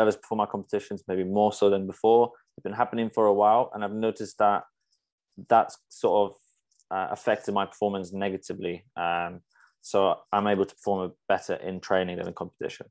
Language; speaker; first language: English; non-native, fluent; Polish